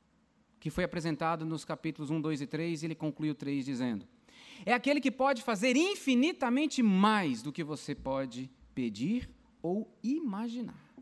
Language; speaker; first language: Portuguese; native; Portuguese